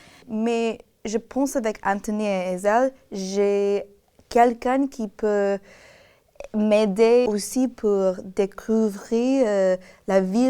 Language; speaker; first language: French; non-native, learner; English